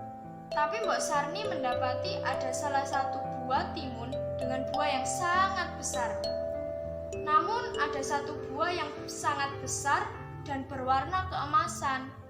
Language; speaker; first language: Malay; non-native, local second language; Javanese